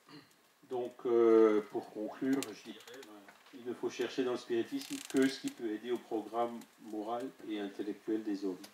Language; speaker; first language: French; native; French